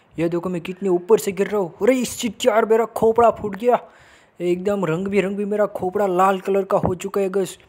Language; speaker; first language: Hindi; non-native, local second language; Gujarati